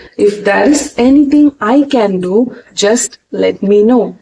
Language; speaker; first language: English; non-native, local second language; Tamil